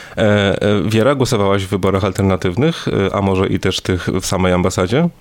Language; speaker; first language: Polish; native; Polish